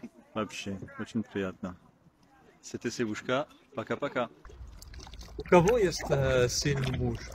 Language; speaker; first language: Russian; non-native, learner; French